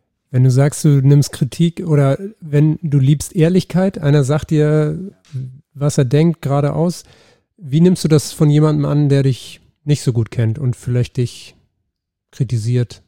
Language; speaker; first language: German; native; German